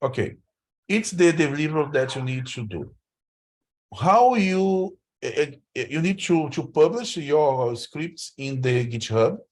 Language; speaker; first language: English; non-native, learner; Portuguese